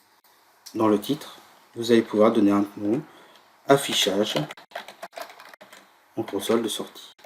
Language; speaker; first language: French; native; French